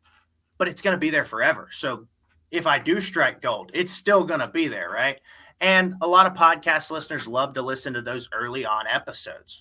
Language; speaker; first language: English; native; English